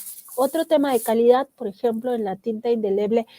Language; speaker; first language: Spanish; native; Spanish